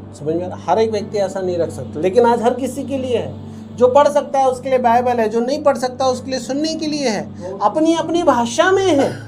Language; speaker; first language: Hindi; native; Hindi